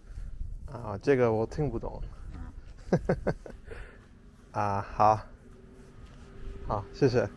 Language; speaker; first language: Chinese; non-native, learner; English